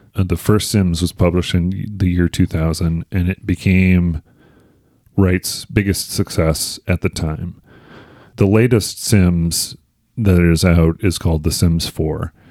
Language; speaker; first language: English; native; English